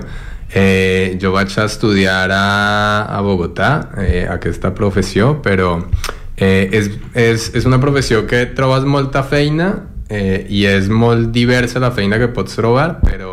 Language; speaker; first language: Catalan; non-native, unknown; Spanish